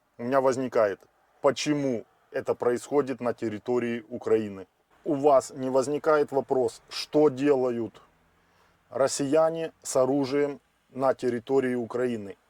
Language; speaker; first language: Russian; non-native, local second language; Ukrainian